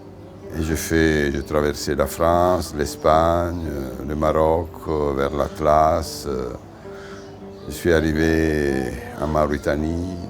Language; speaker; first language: French; non-native, fluent; Italian